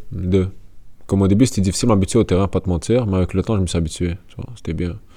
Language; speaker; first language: French; native; French